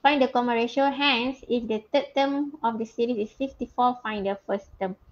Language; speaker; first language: English; non-native, local second language; Malay